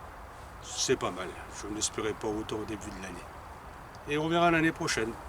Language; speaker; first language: French; native; French